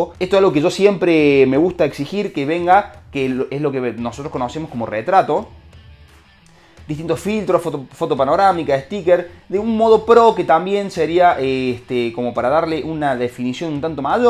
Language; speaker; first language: Spanish; native; Spanish